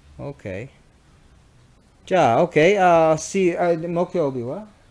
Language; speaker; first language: Japanese; non-native, learner; English